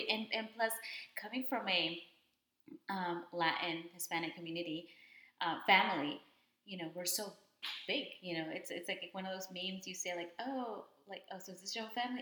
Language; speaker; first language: English; early bilingual, other home language; Spanish